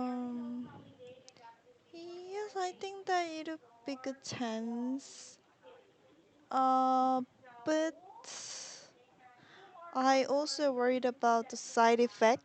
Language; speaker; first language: English; non-native, learner; Korean